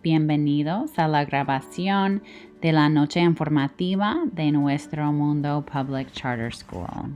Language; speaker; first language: Spanish; non-native, fluent; English